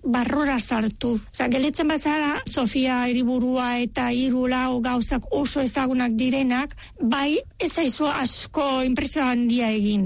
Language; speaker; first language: Basque; non-native, fluent; Bulgarian